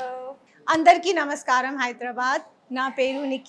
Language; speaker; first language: Telugu; non-native, learner; English